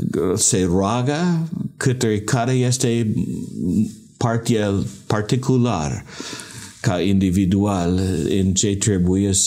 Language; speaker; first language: Romanian; non-native, learner; English